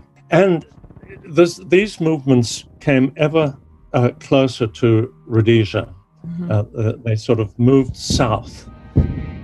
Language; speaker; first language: English; native; English